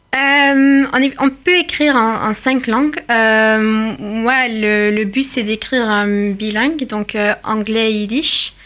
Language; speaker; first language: French; non-native, fluent; Irish